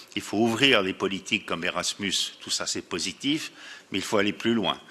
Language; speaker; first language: French; native; French